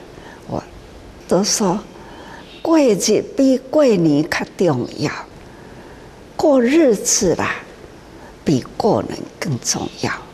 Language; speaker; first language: Chinese; non-native, local second language; Min Nan Chinese